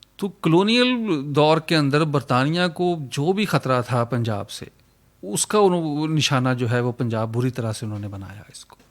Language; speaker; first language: Urdu; non-native, local second language; Punjabi